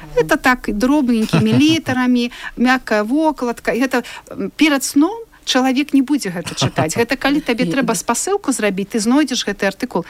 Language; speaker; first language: Belarusian; non-native, local second language; Russian